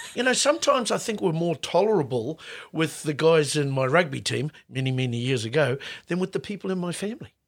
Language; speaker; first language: English; native; English